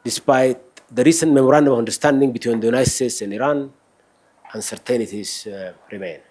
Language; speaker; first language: English; non-native, local second language; Amharic